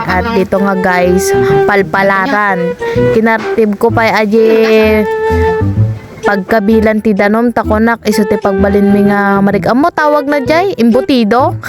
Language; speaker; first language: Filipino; non-native, local second language; Cebuano